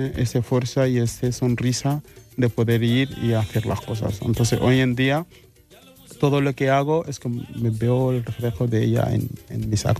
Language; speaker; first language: Spanish; non-native, fluent; Mandingo